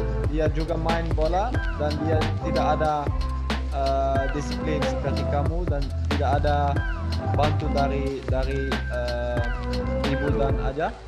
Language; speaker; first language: Indonesian; non-native, learner; Dutch